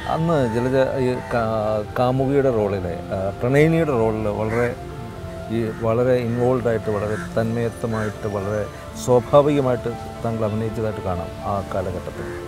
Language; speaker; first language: Malayalam; native; Malayalam